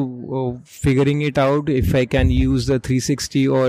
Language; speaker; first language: English; non-native, local second language; Marathi